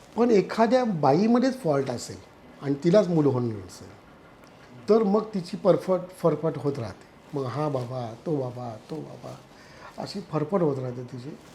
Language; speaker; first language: Marathi; native; Marathi